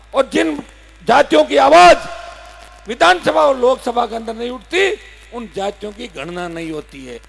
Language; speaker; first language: Hindi; native; Hindi